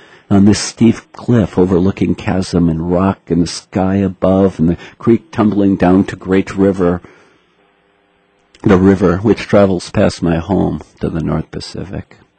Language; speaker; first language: English; native; English